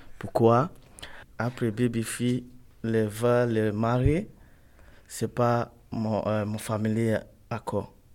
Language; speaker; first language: French; non-native, learner; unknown